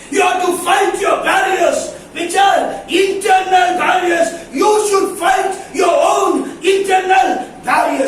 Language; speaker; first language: English; non-native, local second language; Kannada